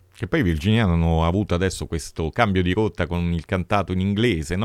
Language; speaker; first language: Italian; native; Italian